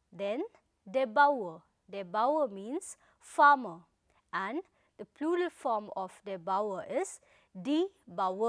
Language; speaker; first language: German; non-native, fluent; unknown